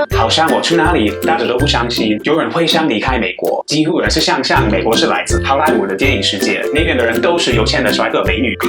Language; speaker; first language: Chinese; non-native, fluent; English